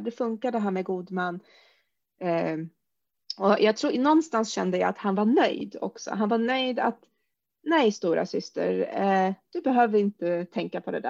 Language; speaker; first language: Swedish; early bilingual, other home language; Arabic